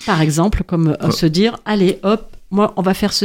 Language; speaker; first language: French; native; French